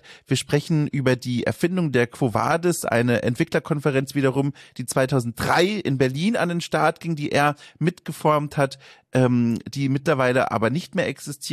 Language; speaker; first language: German; native; German